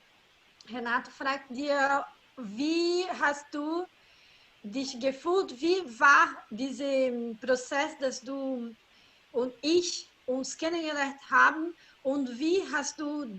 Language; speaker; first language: German; non-native, learner; Portuguese